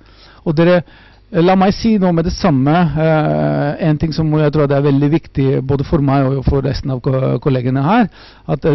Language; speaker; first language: Norwegian; non-native, fluent; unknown